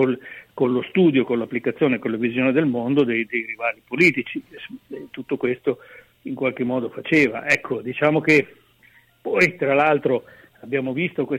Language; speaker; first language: Italian; native; Italian